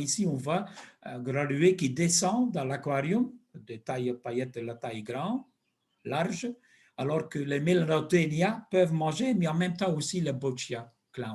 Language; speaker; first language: French; non-native, local second language; Dutch